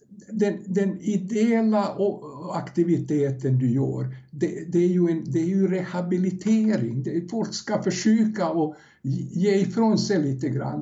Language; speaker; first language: Swedish; non-native, fluent; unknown